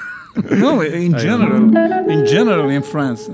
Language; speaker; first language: English; non-native, learner; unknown